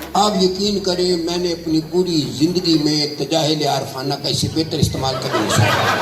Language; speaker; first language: Urdu; non-native, local second language; Punjabi